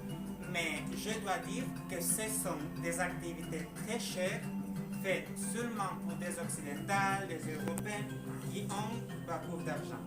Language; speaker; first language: French; non-native, learner; Spanish